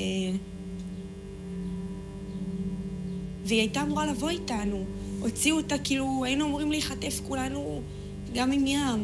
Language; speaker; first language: Hebrew; native; Hebrew